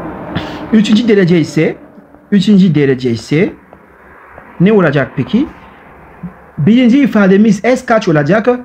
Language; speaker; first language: Turkish; non-native, learner; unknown